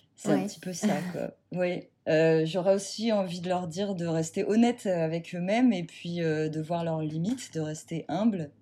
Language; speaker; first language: French; native; French